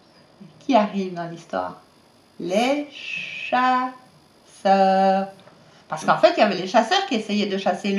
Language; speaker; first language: French; native; French